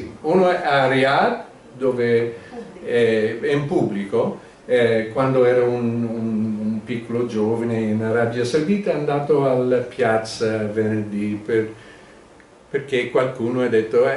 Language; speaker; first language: Italian; non-native, fluent; English